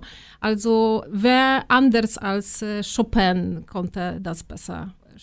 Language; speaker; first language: German; non-native, fluent; Polish